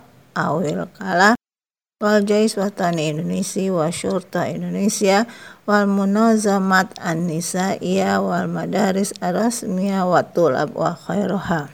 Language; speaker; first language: Arabic; non-native, learner; Indonesian